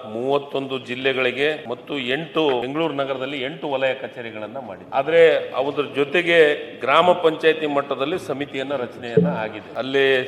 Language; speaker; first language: Kannada; native; Kannada